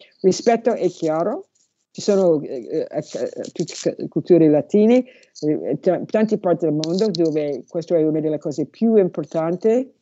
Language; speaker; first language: Italian; non-native, learner; English